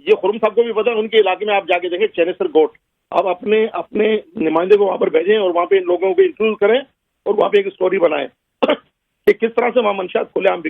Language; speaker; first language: Urdu; native; Urdu